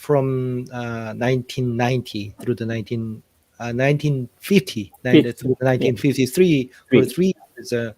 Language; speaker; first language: English; non-native, fluent; Korean